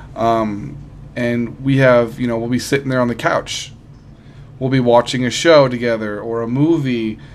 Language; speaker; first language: English; native; English